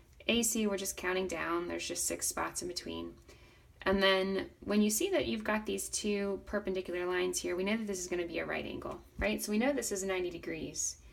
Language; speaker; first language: English; native; English